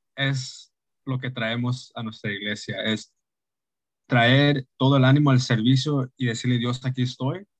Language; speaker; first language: Spanish; early bilingual, heritage; Spanish